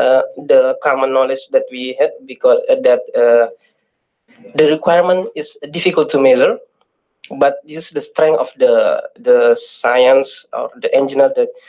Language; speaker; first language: English; non-native, fluent; Indonesian